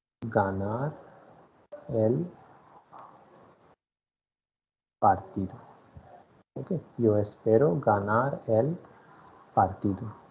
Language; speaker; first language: Spanish; non-native, fluent; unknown